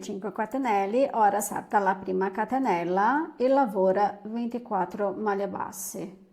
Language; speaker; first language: Italian; non-native, fluent; Portuguese